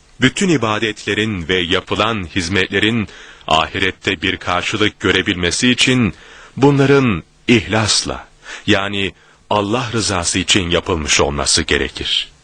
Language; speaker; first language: Turkish; native; Turkish